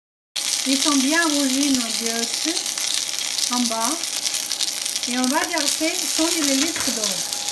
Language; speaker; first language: French; non-native, fluent; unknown